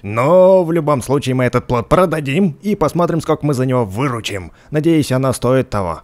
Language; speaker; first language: Russian; native; Russian